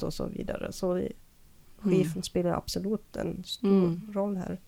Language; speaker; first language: Swedish; non-native, fluent; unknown